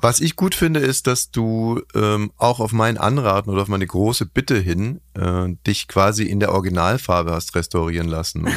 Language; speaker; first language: German; native; German